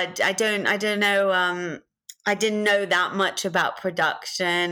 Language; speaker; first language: English; native; English